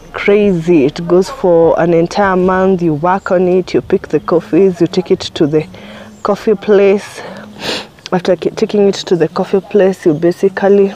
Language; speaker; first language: English; non-native, local second language; Kikuyu